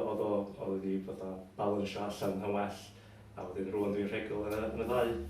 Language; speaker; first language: Welsh; non-native, local second language; English